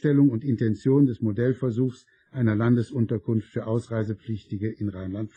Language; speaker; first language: German; native; German